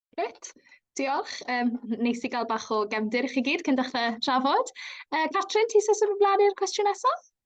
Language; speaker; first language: Welsh; native; Welsh